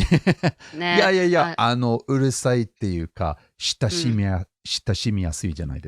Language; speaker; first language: Japanese; non-native, fluent; English